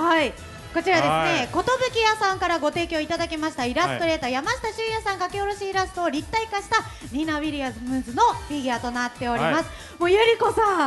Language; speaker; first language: Japanese; native; Japanese